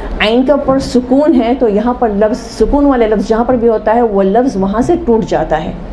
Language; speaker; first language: Urdu; native; Urdu